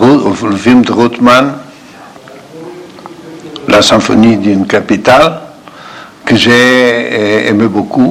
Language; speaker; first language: French; non-native, fluent; Portuguese